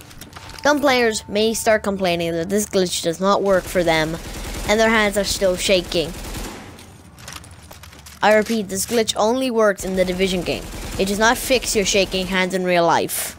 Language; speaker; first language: English; non-native, fluent; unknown